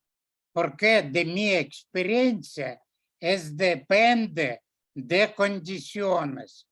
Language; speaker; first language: Spanish; non-native, learner; Russian